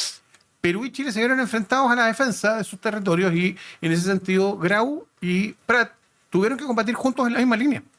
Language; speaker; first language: Spanish; native; Spanish